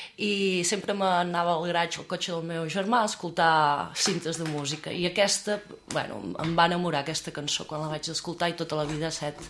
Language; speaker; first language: Catalan; native; Catalan